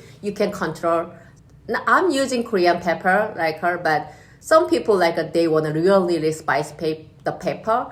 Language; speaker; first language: English; non-native, learner; Korean